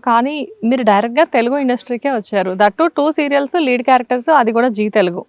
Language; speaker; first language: Telugu; native; Telugu